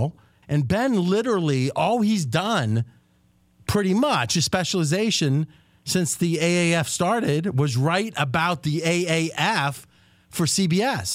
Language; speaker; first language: English; native; English